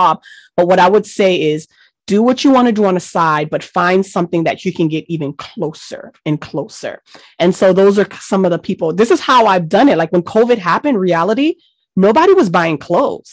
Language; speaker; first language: English; early bilingual, other home language; Haitian Creole